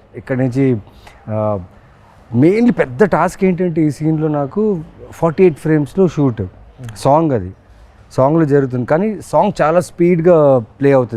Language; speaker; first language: Telugu; native; Telugu